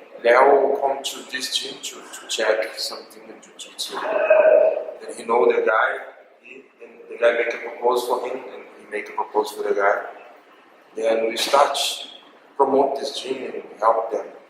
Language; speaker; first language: English; non-native, learner; Portuguese